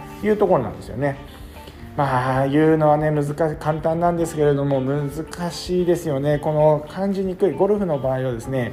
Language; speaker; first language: Japanese; native; Japanese